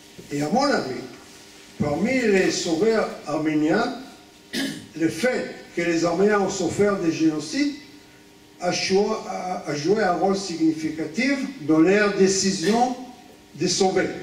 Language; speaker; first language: French; non-native, fluent; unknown